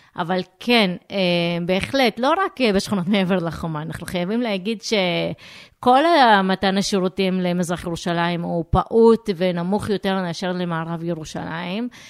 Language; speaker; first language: Hebrew; non-native, local second language; Arabic